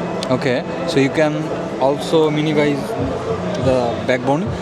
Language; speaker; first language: English; non-native, local second language; Bangla